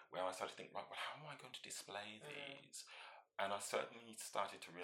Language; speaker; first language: English; native; English